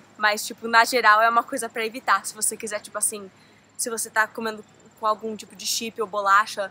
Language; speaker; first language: Portuguese; early bilingual, heritage; Portuguese